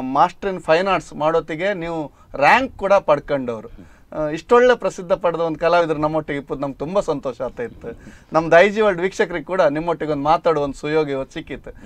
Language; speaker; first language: Kannada; native; Kannada